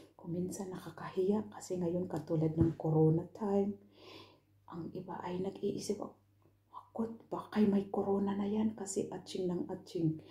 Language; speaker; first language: Filipino; non-native, local second language; Cebuano